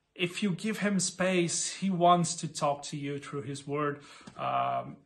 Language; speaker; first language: English; non-native, fluent; Portuguese